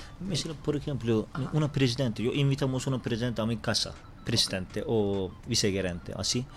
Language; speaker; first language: Spanish; non-native, learner; Turkish